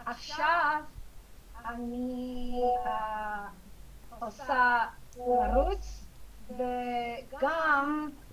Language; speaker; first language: Hebrew; non-native, learner; English